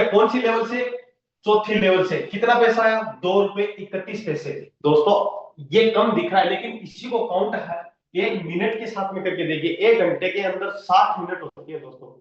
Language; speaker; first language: Hindi; native; Hindi